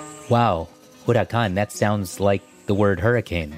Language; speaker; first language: English; native; English